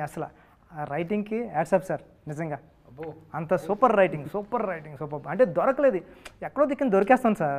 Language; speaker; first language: Telugu; native; Telugu